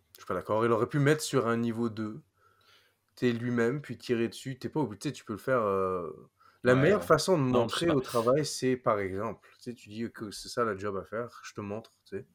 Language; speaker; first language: French; non-native, fluent; English